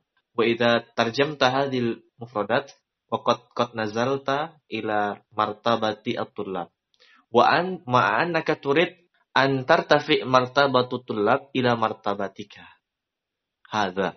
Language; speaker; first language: Arabic; non-native, fluent; Indonesian